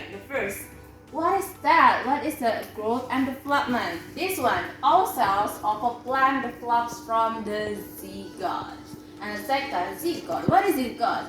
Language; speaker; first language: English; non-native, fluent; Indonesian